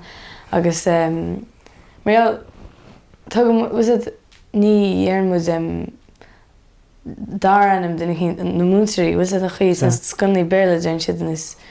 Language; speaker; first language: Irish; native; Irish